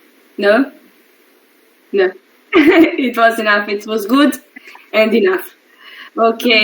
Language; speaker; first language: English; non-native, learner; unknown